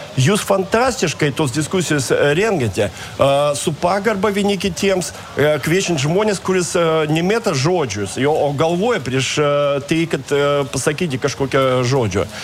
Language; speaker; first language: Lithuanian; non-native, fluent; Russian